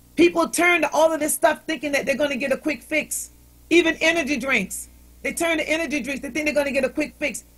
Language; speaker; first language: English; native; English